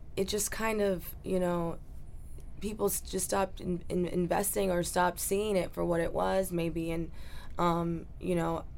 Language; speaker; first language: English; native; English